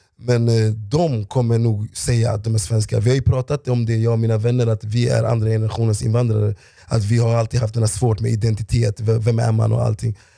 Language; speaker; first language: Swedish; early bilingual, other home language; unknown